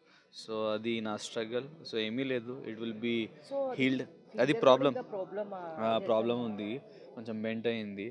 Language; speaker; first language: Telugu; non-native, local second language; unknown